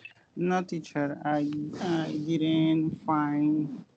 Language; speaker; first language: English; non-native, learner; Spanish